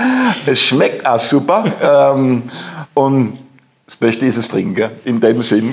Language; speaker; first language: German; native; German